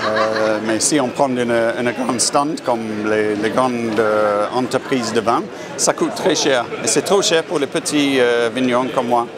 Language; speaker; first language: French; non-native, fluent; English